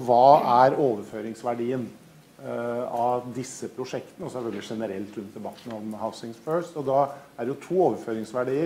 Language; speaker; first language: Norwegian; native; Norwegian